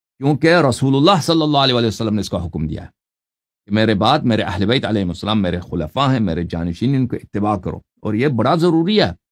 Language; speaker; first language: Urdu; native; Urdu